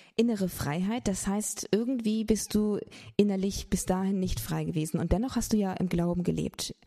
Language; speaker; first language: German; native; German